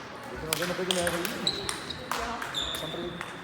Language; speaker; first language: Icelandic; non-native, learner; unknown